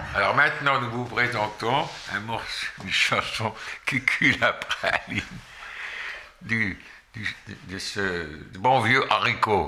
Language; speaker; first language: French; native; French